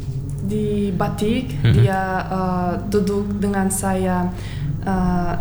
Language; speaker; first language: Indonesian; non-native, learner; Turkmen